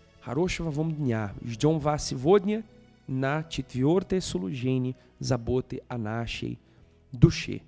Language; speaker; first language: Russian; non-native, fluent; Portuguese